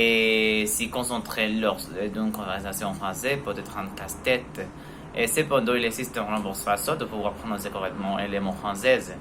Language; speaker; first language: French; non-native, learner; Spanish